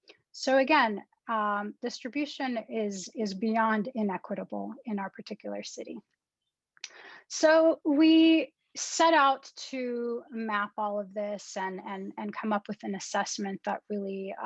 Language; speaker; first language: English; native; English